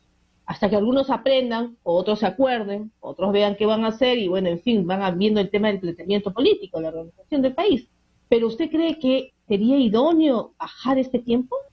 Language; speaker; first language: Spanish; native; Spanish